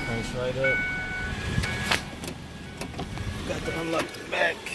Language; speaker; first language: English; native; English